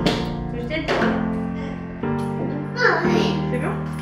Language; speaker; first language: French; native; French